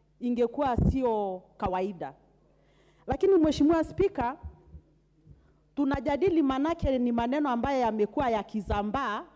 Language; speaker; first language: Swahili; non-native, local second language; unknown